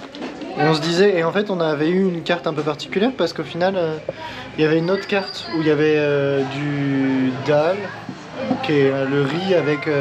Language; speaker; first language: French; native; French